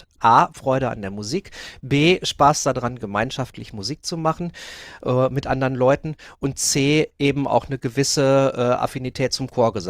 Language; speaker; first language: German; native; German